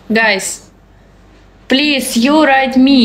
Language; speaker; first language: English; non-native, learner; Russian